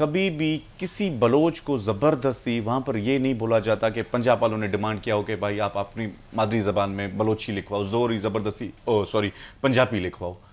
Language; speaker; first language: Urdu; non-native, local second language; Baluchi